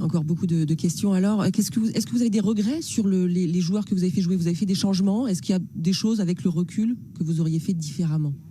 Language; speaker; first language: French; native; French